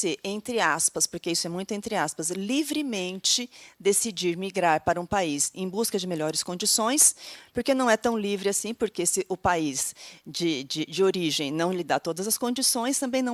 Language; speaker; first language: Portuguese; native; Portuguese